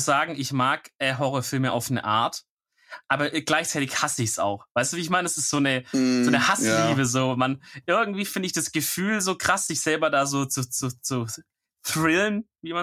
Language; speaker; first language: German; native; German